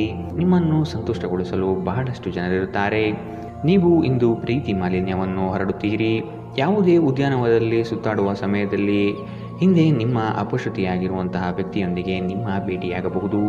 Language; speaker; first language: Kannada; native; Kannada